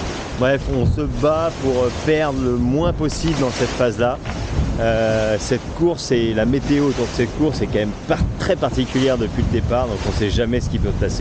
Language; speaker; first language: French; native; French